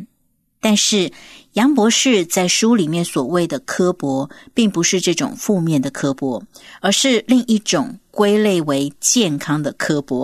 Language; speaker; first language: Chinese; native; Chinese